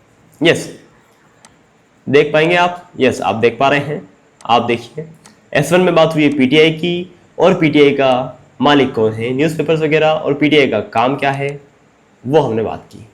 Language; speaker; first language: Hindi; native; Hindi